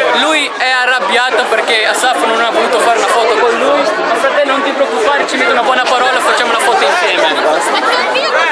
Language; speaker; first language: Italian; early bilingual, other home language; Urdu